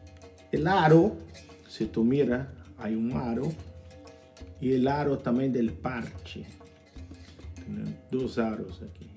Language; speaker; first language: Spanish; non-native, learner; Portuguese